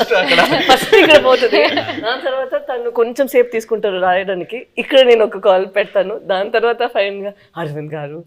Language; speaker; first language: Telugu; non-native, local second language; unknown